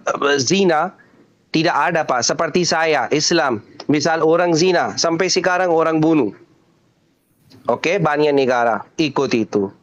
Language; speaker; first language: Indonesian; non-native, learner; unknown